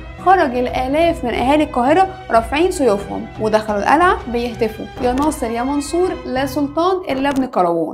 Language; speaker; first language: Arabic; native; Arabic